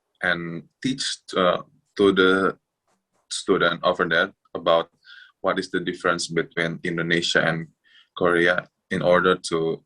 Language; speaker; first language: English; non-native, fluent; Indonesian